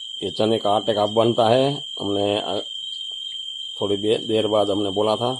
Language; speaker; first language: Hindi; non-native, local second language; Gujarati